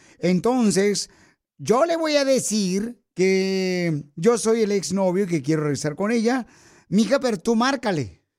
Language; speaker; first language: Spanish; native; Spanish